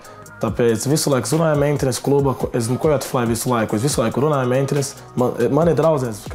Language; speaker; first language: Latvian; non-native, learner; Portuguese